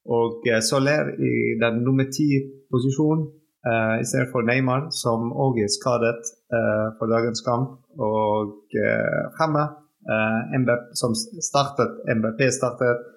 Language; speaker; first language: Norwegian; non-native, fluent; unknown